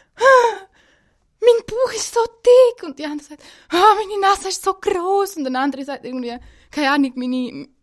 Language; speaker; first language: German; native; German